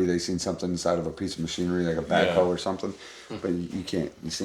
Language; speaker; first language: English; native; English